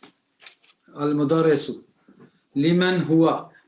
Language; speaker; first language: Arabic; non-native, learner; English